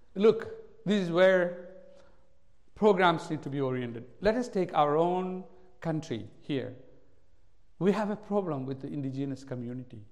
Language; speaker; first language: English; non-native, local second language; Malayalam